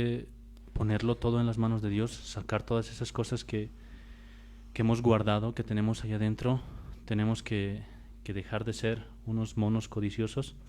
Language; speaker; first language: Spanish; native; Spanish